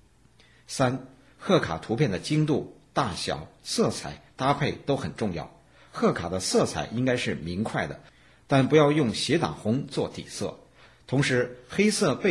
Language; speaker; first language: Chinese; native; Chinese